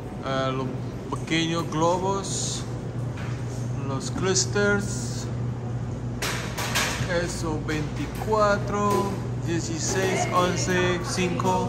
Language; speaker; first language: Spanish; non-native, learner; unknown